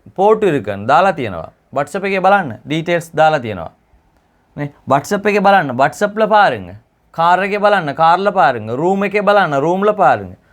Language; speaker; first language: Sinhala; non-native, local second language; Tamil